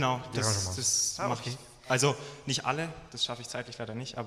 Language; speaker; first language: German; native; German